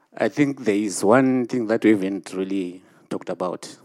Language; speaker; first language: English; non-native, local second language; Shona